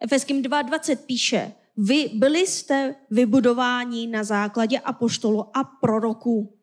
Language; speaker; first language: Czech; non-native, fluent; Korean